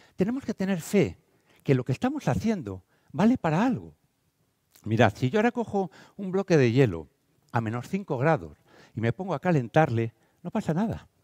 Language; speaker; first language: Spanish; native; Spanish